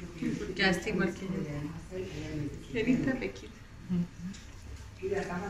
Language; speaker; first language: Spanish; native; Spanish